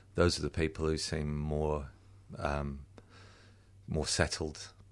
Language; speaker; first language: English; native; English